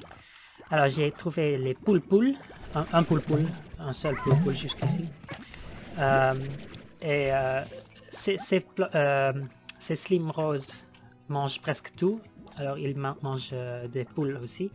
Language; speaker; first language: French; non-native, learner; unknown